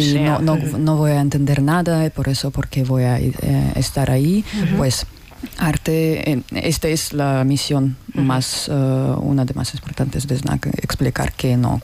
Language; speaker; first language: Spanish; non-native, learner; Russian